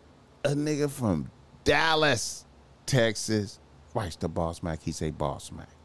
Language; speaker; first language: English; native; English